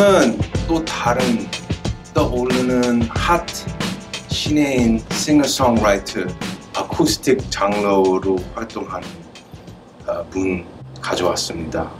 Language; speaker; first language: Korean; early bilingual, heritage; Korean